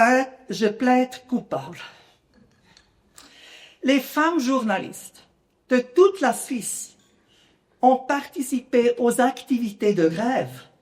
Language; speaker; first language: French; non-native, local second language; German